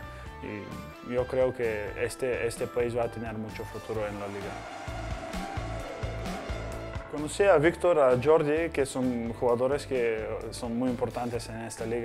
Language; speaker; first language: Spanish; non-native, fluent; Bulgarian